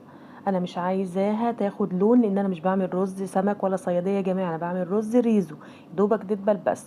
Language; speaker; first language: Arabic; native; Arabic